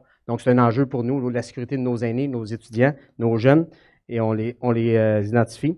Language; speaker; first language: French; native; French